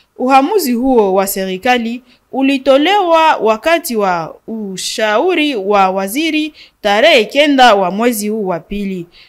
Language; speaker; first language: Swahili; non-native, local second language; Nande